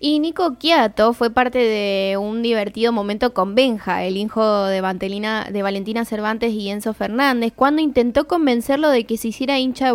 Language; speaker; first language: Spanish; native; Spanish